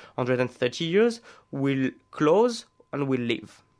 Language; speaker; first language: English; non-native, fluent; French